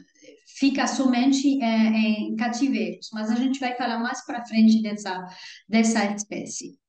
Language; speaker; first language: Portuguese; non-native, fluent; French